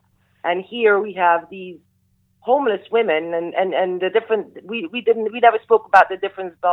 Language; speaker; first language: English; non-native, fluent; Dutch